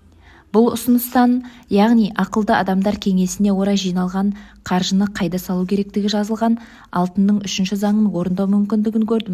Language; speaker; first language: Kazakh; native; Kazakh